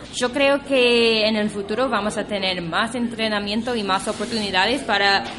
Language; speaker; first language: Spanish; non-native, fluent; English